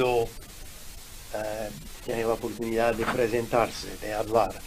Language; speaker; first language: Spanish; non-native, fluent; English